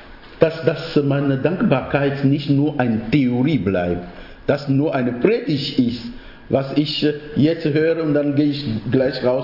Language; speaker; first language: German; non-native, fluent; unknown